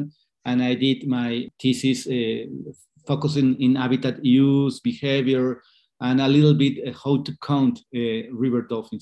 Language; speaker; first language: English; non-native, fluent; Spanish